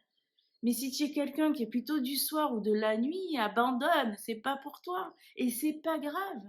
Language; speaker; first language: French; native; French